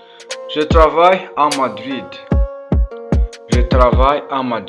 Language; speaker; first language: French; non-native, local second language; Kinyarwanda